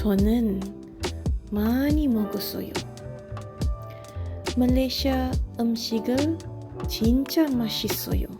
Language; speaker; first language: Korean; non-native, learner; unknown